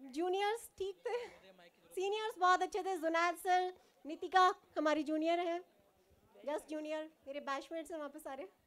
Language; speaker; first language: Hindi; native; Hindi